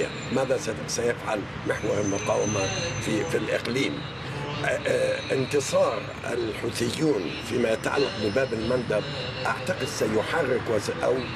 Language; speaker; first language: Arabic; non-native, fluent; Persian